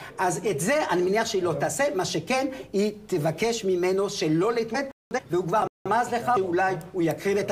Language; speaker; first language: Hebrew; non-native, fluent; French